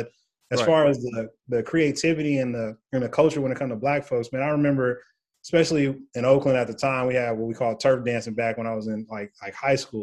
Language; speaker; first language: English; native; English